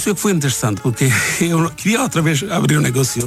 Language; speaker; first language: Portuguese; non-native, learner; Bangla